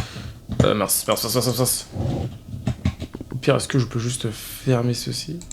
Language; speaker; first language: French; native; French